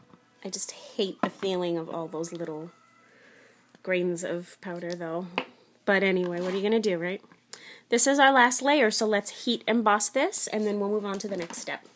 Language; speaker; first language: English; native; English